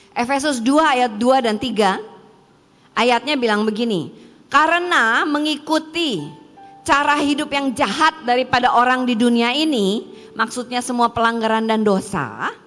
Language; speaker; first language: Indonesian; early bilingual, heritage; Indonesian